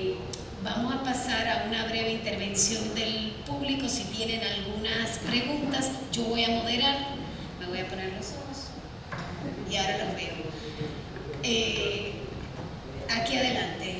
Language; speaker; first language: Spanish; native; Spanish